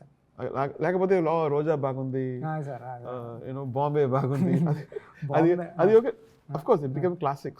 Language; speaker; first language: Telugu; non-native, learner; Tamil